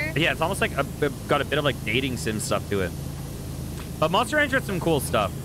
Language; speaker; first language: English; native; English